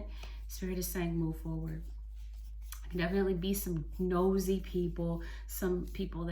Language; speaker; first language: English; native; English